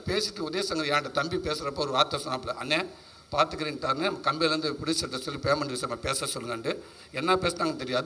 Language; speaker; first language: Tamil; native; Tamil